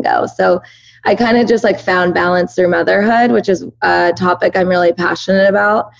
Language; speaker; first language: English; early bilingual, other home language; Persian